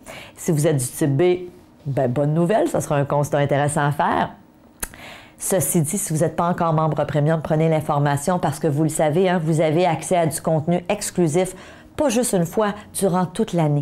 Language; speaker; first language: French; native; French